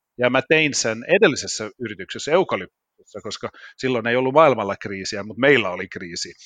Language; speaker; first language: Finnish; non-native, local second language; Swedish